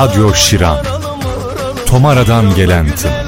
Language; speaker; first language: Turkish; native; Turkish